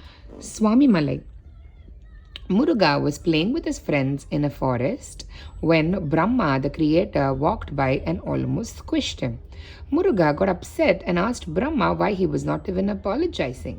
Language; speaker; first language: English; non-native, local second language; Tamil